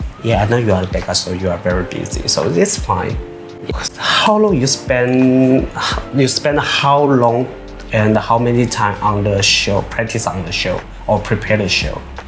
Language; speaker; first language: English; non-native, learner; Chinese